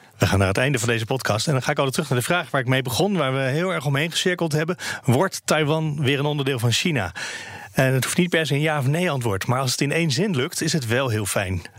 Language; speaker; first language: Dutch; native; Dutch